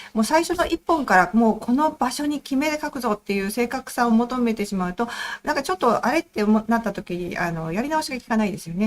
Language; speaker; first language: Japanese; native; Japanese